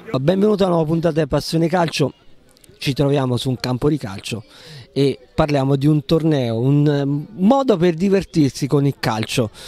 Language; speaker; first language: Italian; native; Italian